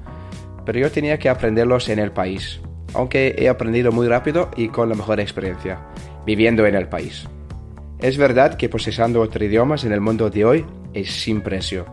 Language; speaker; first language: Spanish; non-native, learner; English